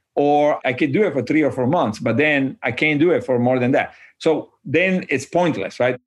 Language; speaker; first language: English; non-native, fluent; Italian